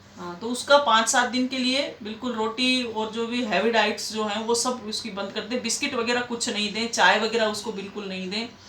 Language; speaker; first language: Hindi; native; Hindi